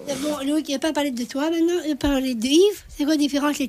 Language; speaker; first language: French; native; French